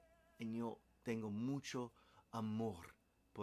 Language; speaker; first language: Spanish; non-native, learner; English